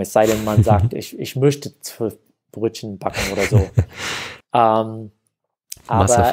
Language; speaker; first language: German; non-native, fluent; English